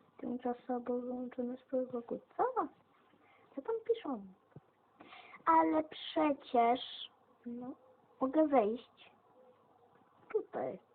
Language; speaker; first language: Polish; native; Polish